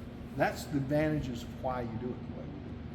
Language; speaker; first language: English; native; English